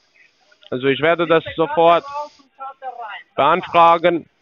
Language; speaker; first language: German; non-native, learner; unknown